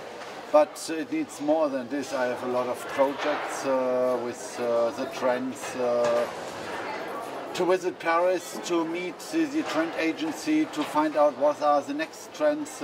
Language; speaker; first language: English; non-native, fluent; German